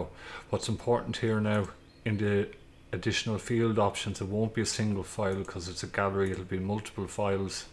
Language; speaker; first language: English; native; English